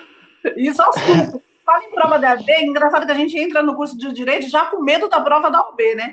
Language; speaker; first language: Portuguese; native; Portuguese